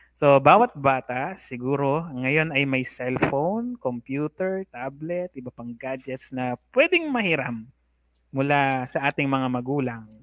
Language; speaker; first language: Filipino; native; Filipino